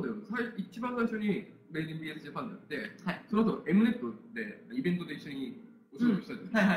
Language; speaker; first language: Japanese; native; Japanese